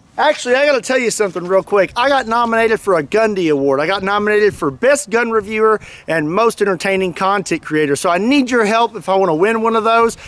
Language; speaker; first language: English; native; English